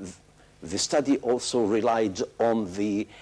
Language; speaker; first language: English; non-native, fluent; Arabic